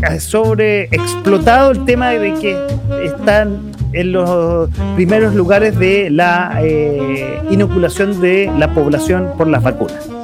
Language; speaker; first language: Spanish; native; Spanish